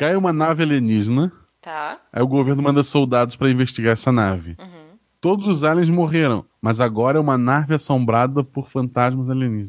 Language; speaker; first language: Portuguese; native; Portuguese